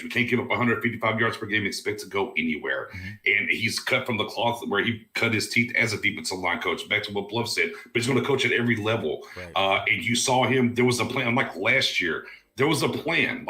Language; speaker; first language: English; native; English